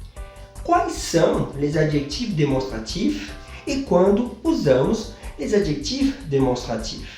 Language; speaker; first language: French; non-native, fluent; Portuguese